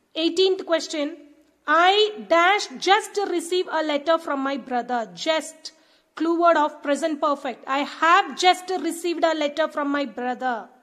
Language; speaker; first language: English; non-native, local second language; Tamil